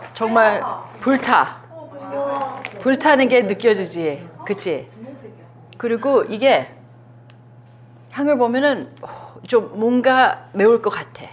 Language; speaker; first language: Korean; early bilingual, heritage; Korean